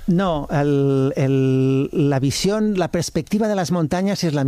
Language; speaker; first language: Spanish; native; Spanish